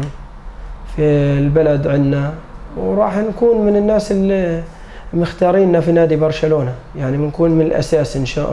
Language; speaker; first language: Arabic; native; Arabic